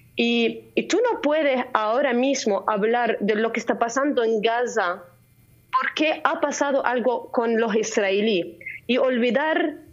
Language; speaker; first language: Spanish; non-native, fluent; Arabic